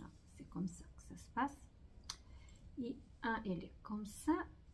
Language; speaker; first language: French; non-native, fluent; Portuguese